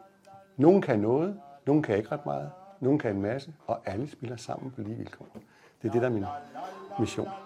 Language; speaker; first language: Danish; native; Danish